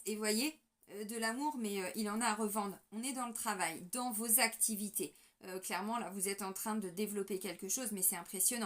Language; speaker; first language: French; native; French